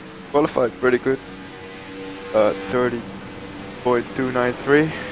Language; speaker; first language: English; non-native, fluent; Dutch